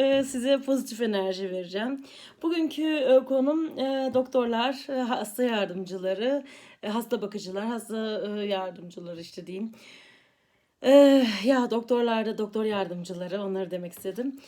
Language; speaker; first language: Turkish; early bilingual, heritage; Turkish